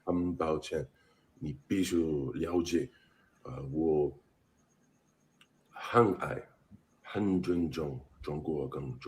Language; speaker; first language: Chinese; non-native, learner; English